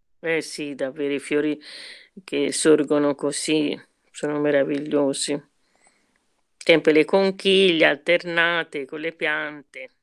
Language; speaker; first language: Italian; native; Italian